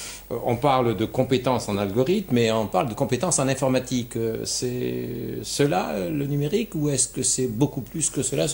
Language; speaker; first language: French; native; French